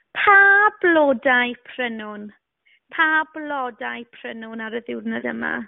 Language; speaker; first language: Welsh; native; Welsh